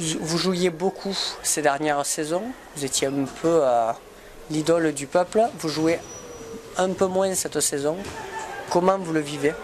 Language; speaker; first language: French; native; French